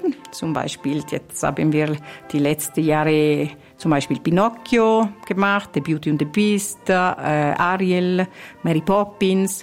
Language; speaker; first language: German; non-native, fluent; Italian